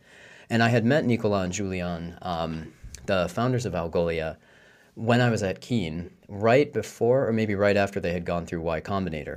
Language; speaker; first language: English; native; English